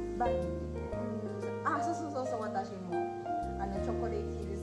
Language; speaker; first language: Japanese; non-native, fluent; Filipino